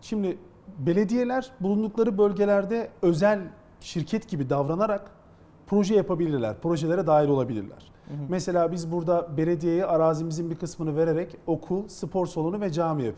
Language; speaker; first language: Turkish; native; Turkish